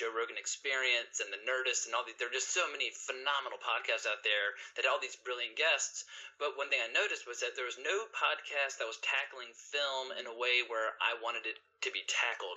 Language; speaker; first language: English; native; English